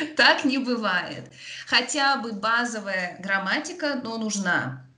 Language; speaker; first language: Russian; native; Russian